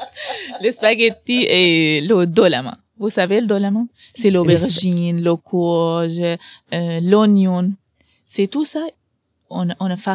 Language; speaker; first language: French; non-native, learner; Arabic